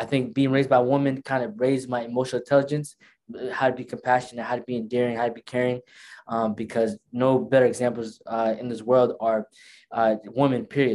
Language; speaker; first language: English; early bilingual, other home language; Somali